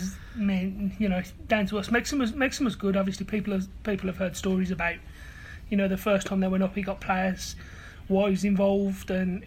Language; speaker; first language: English; native; English